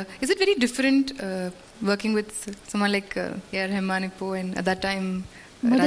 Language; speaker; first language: Tamil; native; Tamil